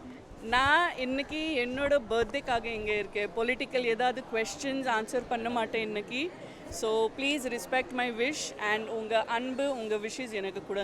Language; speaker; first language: Tamil; non-native, fluent; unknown